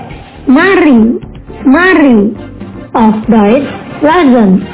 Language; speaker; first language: German; non-native, learner; Indonesian